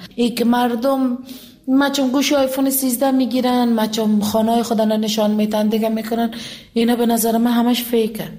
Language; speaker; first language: Persian; native; Persian